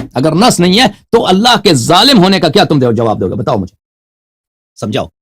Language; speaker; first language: Urdu; non-native, fluent; Persian